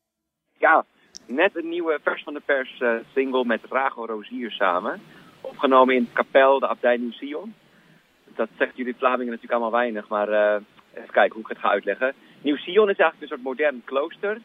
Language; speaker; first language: Dutch; native; Dutch